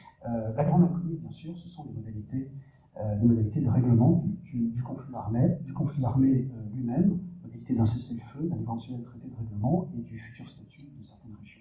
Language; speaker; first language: French; native; French